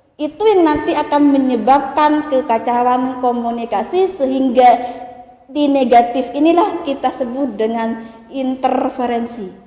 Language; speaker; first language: Indonesian; non-native, local second language; Madurese